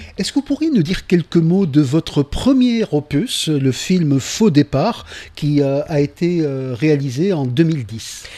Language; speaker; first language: French; non-native, local second language; Arabic